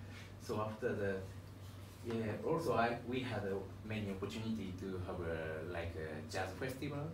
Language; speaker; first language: English; non-native, learner; Japanese